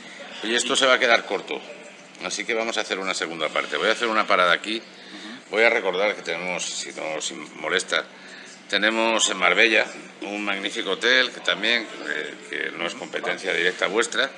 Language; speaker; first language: Spanish; native; Spanish